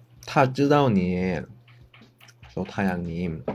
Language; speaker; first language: Chinese; non-native, learner; Korean